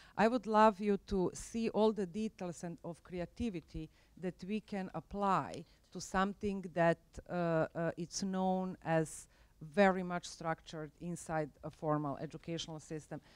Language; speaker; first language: English; non-native, fluent; Croatian